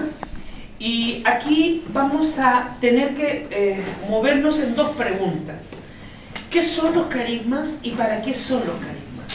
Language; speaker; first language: Spanish; native; Spanish